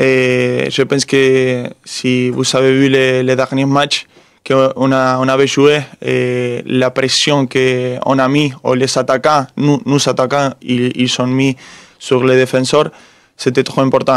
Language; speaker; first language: French; non-native, fluent; Spanish